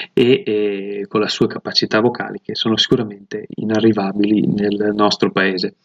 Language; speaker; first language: Italian; native; Italian